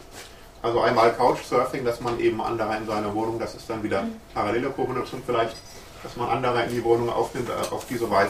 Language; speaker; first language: German; native; German